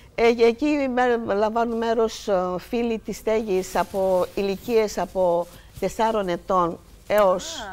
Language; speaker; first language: Greek; native; Greek